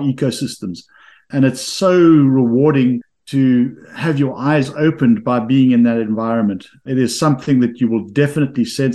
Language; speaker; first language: English; native; English